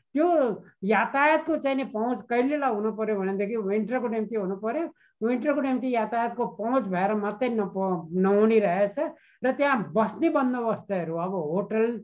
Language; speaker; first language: Nepali; native; Nepali